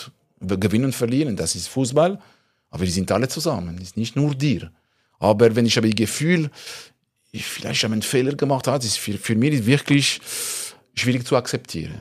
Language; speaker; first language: German; non-native, local second language; French